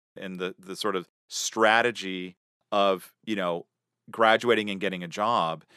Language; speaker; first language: English; native; English